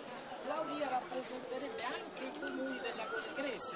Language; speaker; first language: Italian; native; Italian